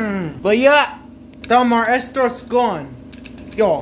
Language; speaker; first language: Spanish; non-native, learner; English